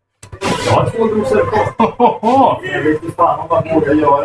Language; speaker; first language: Swedish; native; Swedish